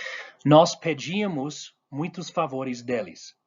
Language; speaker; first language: Portuguese; non-native, fluent; English